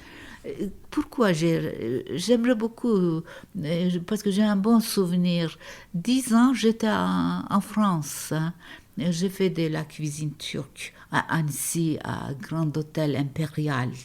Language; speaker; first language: French; non-native, fluent; Turkish